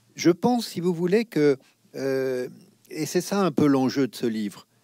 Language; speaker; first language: French; native; French